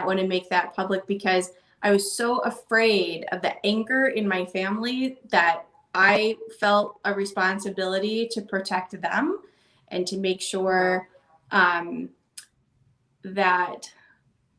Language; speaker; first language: English; native; English